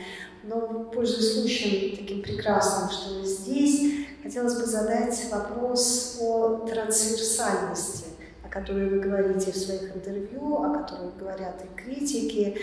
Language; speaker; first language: Russian; native; Russian